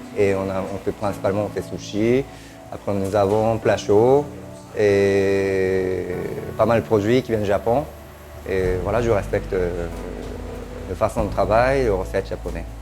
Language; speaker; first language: French; non-native, fluent; Japanese